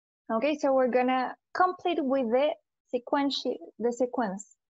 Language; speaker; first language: English; non-native, fluent; Spanish